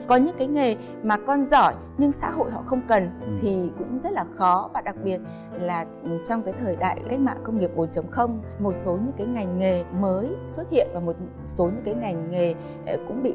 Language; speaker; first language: Vietnamese; native; Vietnamese